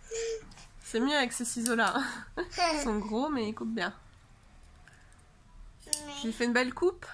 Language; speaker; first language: French; native; French